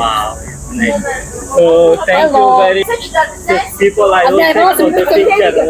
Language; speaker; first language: English; non-native, learner; Hindi